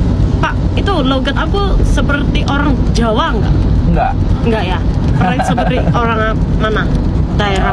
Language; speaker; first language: Indonesian; non-native, learner; Chinese